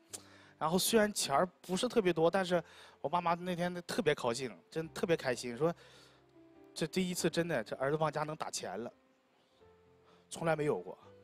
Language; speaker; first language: Chinese; native; Chinese